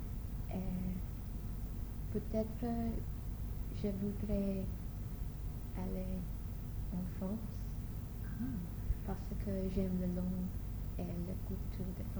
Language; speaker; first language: French; non-native, learner; English